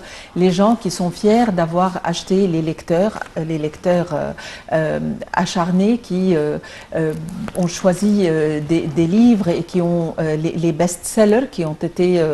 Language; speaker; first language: French; non-native, fluent; Arabic